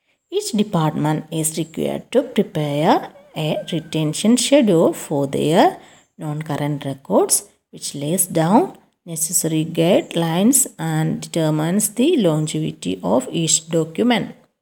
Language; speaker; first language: English; non-native, local second language; Malayalam